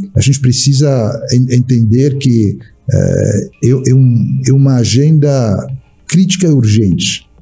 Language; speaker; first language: Portuguese; non-native, fluent; French